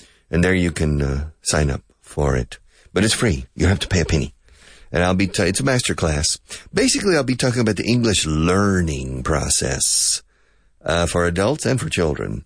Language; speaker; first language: English; native; English